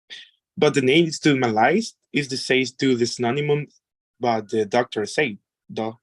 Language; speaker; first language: English; non-native, learner; Spanish